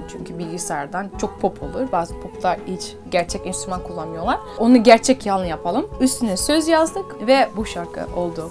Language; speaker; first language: Turkish; early bilingual, heritage; Turkish